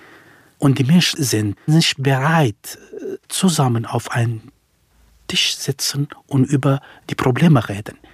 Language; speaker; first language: German; non-native, fluent; Central Kurdish